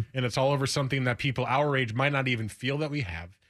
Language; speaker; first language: English; native; English